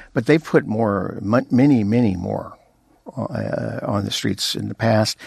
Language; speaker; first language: English; native; English